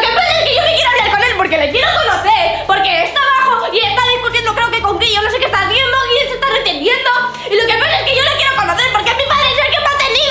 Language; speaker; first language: Spanish; native; Spanish